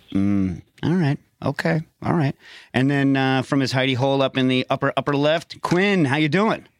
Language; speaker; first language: English; native; English